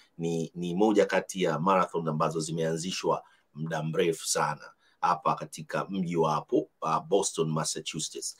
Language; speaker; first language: Swahili; native; Swahili